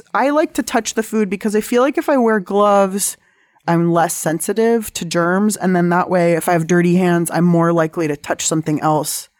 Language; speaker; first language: English; native; English